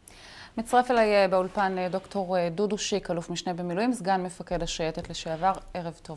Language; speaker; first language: Hebrew; native; Hebrew